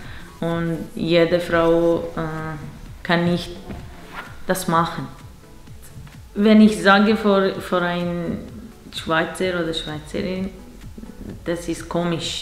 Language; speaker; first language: German; non-native, learner; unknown